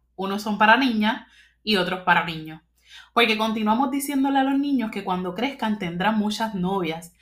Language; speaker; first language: Spanish; native; Spanish